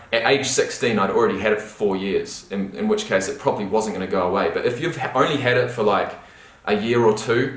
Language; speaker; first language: English; native; English